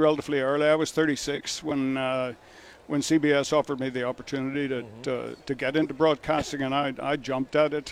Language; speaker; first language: English; native; English